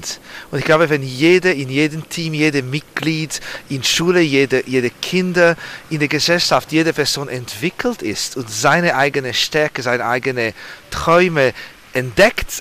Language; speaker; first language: German; non-native, learner; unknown